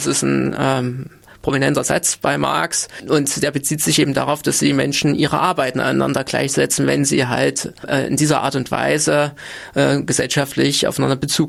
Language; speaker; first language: German; native; German